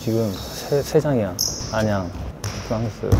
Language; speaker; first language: Korean; native; Korean